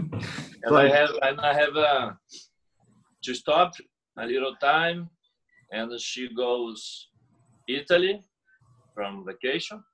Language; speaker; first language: English; non-native, learner; Portuguese